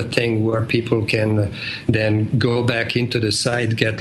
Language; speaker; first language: English; non-native, fluent; Bosnian